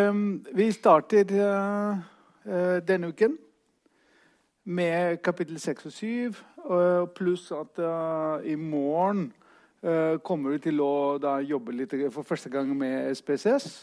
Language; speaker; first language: Norwegian; non-native, fluent; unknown